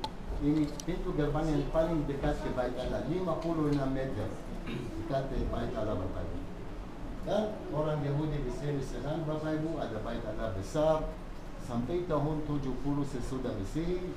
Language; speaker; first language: Indonesian; non-native, fluent; Hebrew